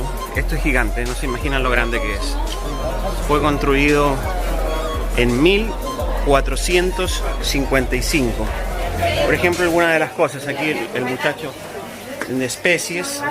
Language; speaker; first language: Spanish; native; Spanish